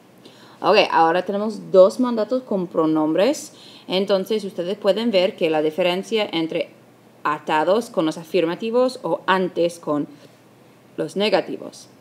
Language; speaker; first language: Spanish; non-native, fluent; English